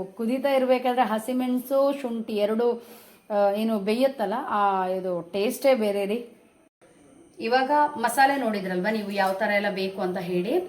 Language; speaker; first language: Kannada; native; Kannada